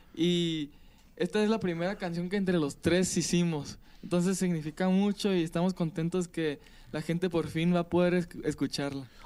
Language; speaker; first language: Spanish; early bilingual, heritage; Spanish